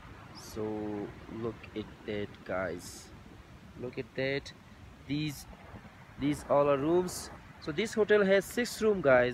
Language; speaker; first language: English; non-native, local second language; Urdu